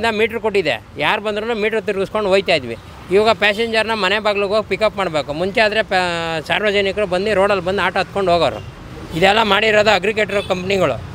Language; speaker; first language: Kannada; native; Kannada